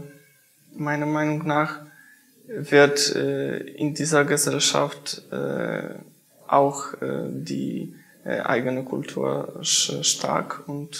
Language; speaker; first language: German; non-native, fluent; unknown